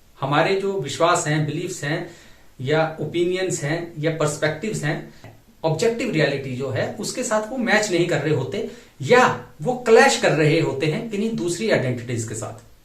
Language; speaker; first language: Hindi; native; Hindi